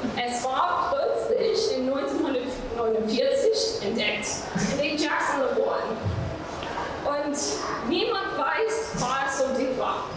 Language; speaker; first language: German; non-native, fluent; English